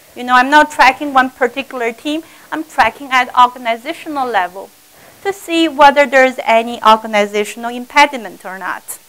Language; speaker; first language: English; non-native, fluent; Chinese